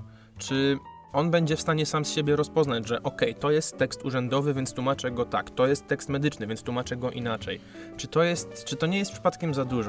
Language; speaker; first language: Polish; native; Polish